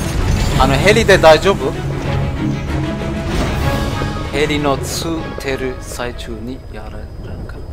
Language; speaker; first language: Japanese; non-native, learner; German